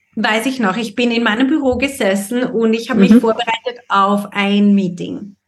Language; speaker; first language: German; native; German